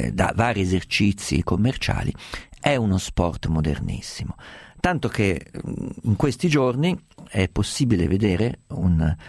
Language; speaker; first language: Italian; native; Italian